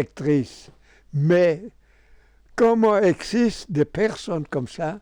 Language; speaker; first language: French; non-native, local second language; German